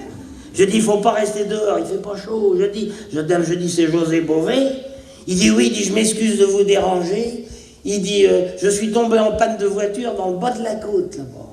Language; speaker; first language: French; native; French